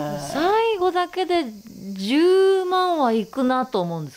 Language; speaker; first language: Japanese; native; Japanese